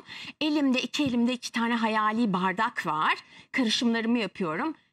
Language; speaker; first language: Turkish; native; Turkish